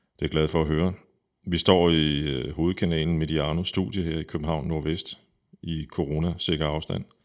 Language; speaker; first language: Danish; native; Danish